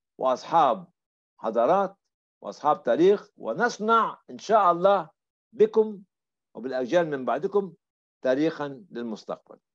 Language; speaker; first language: Arabic; native; Arabic